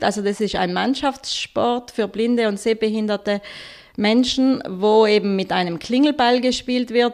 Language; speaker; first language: German; native; German